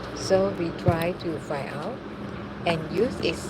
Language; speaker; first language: English; non-native, learner; Thai